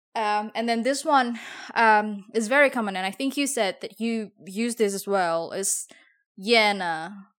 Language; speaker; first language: English; non-native, fluent; Javanese